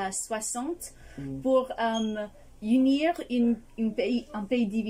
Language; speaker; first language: French; non-native, fluent; English